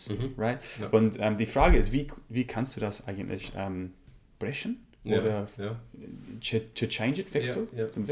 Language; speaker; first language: German; non-native, learner; English